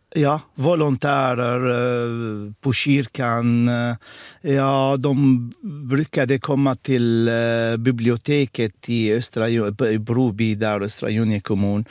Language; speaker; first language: Swedish; non-native, fluent; Arabic